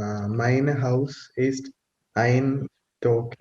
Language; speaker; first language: German; non-native, learner; Malayalam